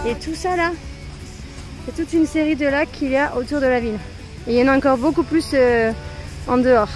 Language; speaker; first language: French; native; French